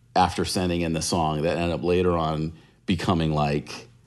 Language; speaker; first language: English; native; English